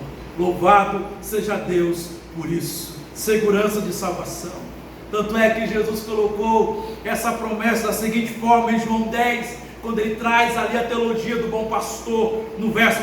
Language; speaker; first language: Portuguese; native; Portuguese